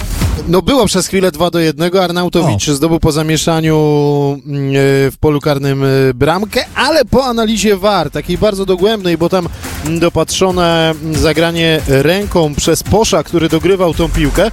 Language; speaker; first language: Polish; native; Polish